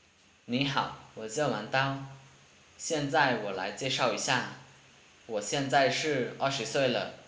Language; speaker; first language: Chinese; non-native, learner; Lao